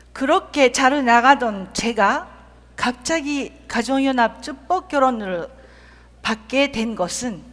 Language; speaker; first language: Korean; non-native, fluent; Japanese